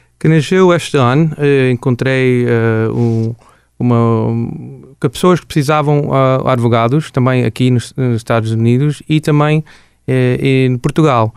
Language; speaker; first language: Portuguese; early bilingual, other home language; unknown